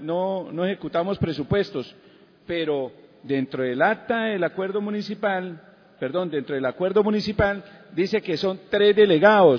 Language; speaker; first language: Spanish; native; Spanish